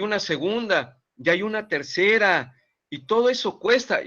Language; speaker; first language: Spanish; native; Spanish